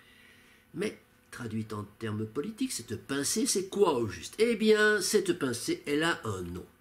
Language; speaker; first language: French; native; French